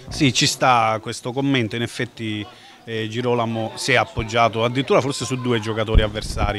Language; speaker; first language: Italian; native; Italian